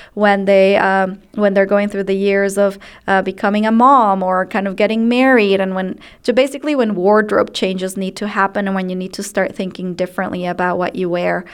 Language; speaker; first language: English; non-native, fluent; Spanish